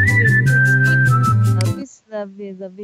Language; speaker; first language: English; non-native, learner; Vietnamese